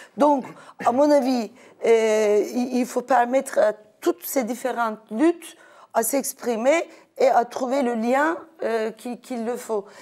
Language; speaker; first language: French; non-native, fluent; Turkish